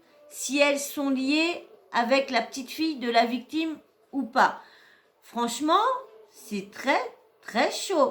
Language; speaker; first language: French; native; French